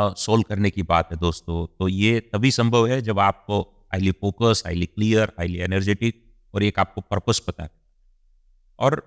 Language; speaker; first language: Hindi; non-native, local second language; Gujarati